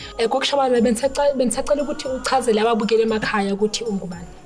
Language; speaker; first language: Zulu; non-native, local second language; Xhosa